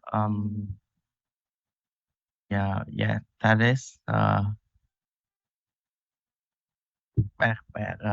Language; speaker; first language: English; non-native, learner; Vietnamese